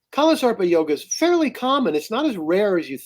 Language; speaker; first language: English; native; English